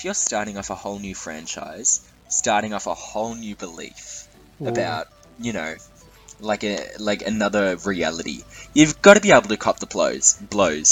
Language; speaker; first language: English; native; English